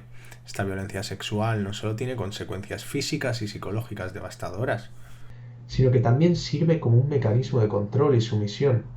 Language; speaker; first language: Spanish; native; Spanish